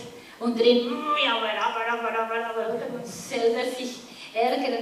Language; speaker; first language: German; non-native, fluent; Spanish